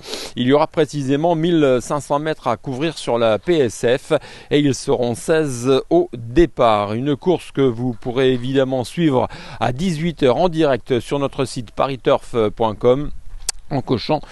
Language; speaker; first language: French; native; French